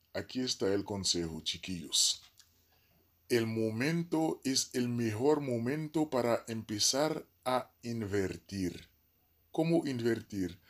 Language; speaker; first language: Spanish; non-native, fluent; Haitian Creole